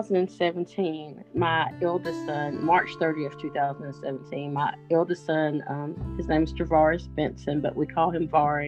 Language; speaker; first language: English; native; English